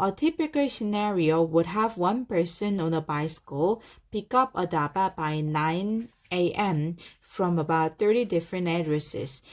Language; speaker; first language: English; non-native, fluent; Korean